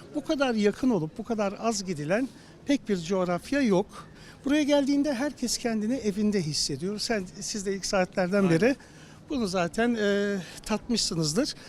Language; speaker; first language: Turkish; native; Turkish